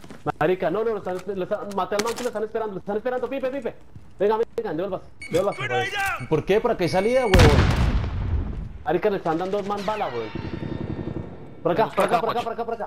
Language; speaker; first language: Spanish; native; Spanish